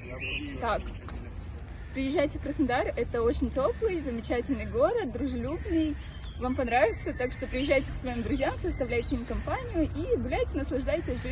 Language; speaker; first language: Russian; native; Russian